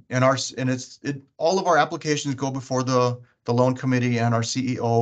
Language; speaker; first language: English; native; English